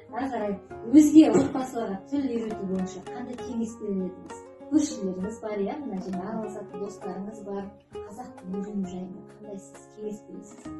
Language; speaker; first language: Kazakh; native; Kazakh